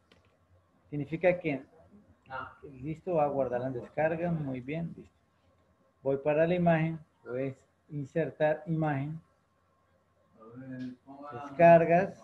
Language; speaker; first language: Spanish; native; Spanish